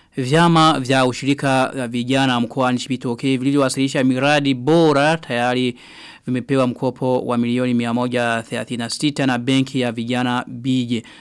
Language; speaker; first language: Swahili; non-native, local second language; Rundi